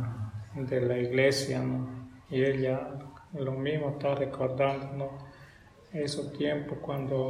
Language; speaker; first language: Spanish; non-native, local second language; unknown